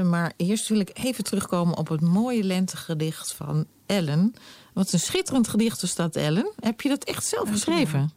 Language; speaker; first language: Dutch; native; Dutch